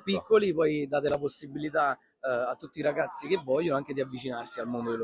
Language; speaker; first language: Italian; native; Italian